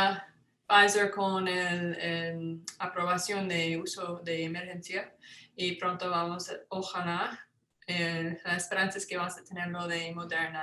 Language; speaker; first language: Spanish; non-native, fluent; English